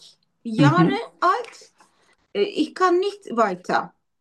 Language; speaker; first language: German; non-native, learner; Turkish